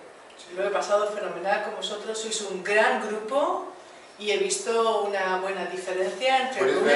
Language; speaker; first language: Spanish; native; Spanish